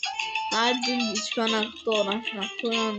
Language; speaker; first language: Albanian; early bilingual, heritage; Albanian